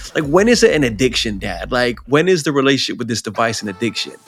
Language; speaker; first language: English; native; English